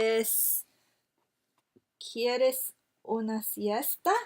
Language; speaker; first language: Spanish; non-native, learner; English